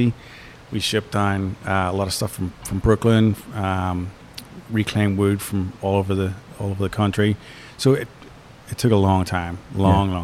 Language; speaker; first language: English; native; English